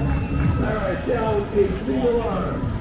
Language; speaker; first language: English; native; English